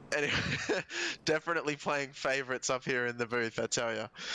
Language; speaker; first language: English; native; English